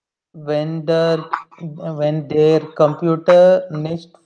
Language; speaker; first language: German; non-native, learner; Hindi